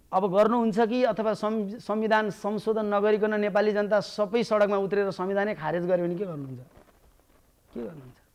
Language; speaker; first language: Nepali; native; Nepali